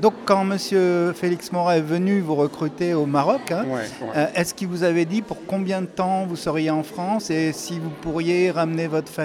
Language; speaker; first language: French; native; French